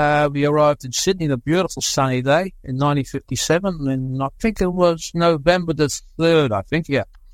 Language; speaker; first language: English; early bilingual, other home language; Dutch